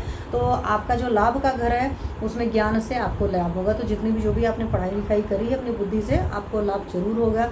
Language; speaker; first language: Hindi; native; Hindi